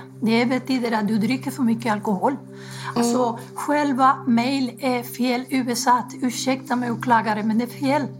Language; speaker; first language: Swedish; non-native, fluent; Spanish